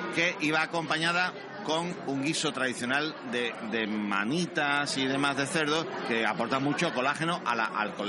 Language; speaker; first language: Spanish; native; Spanish